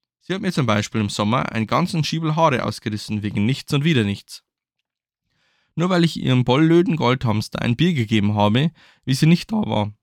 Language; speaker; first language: German; native; German